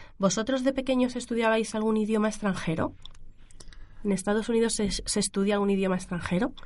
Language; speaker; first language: Spanish; native; Spanish